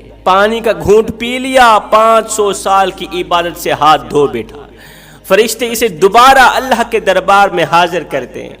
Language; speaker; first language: Urdu; native; Urdu